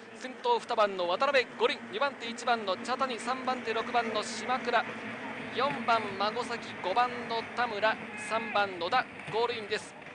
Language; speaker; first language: Japanese; native; Japanese